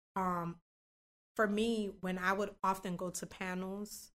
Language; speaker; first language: English; native; English